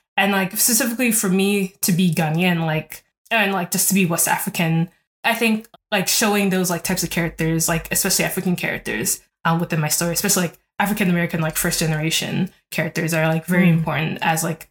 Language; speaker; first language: English; native; English